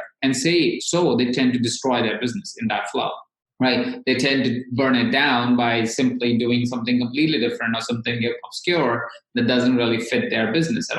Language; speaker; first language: English; non-native, local second language; Hindi